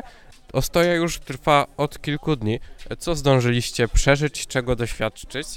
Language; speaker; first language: Polish; native; Polish